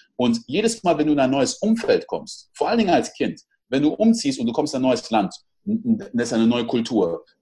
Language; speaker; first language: German; early bilingual, other home language; French